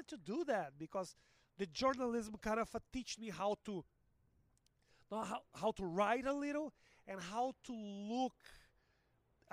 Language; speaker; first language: English; non-native, fluent; Portuguese